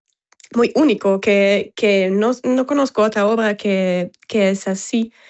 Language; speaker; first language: Spanish; non-native, fluent; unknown